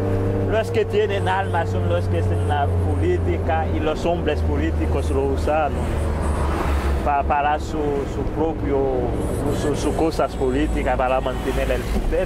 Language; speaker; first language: Spanish; non-native, fluent; Haitian Creole